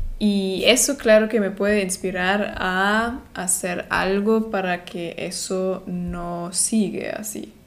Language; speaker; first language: Spanish; non-native, fluent; German